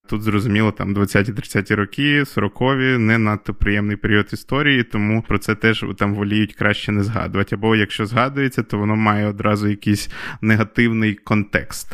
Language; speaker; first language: Ukrainian; native; Ukrainian